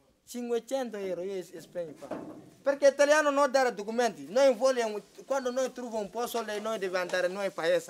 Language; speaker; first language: Italian; non-native, learner; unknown